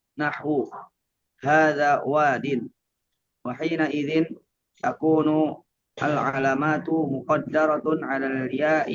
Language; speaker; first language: Arabic; non-native, learner; Indonesian